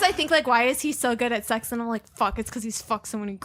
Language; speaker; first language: English; native; English